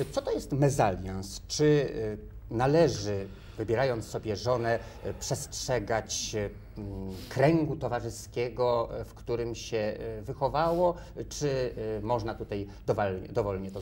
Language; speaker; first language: Polish; native; Polish